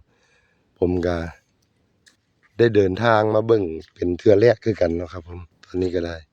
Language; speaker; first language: Thai; non-native, local second language; Northeastern Thai